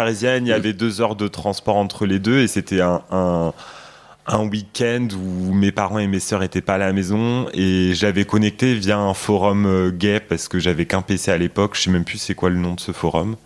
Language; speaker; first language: French; native; French